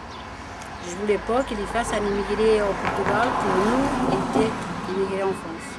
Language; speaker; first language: French; non-native, learner; Portuguese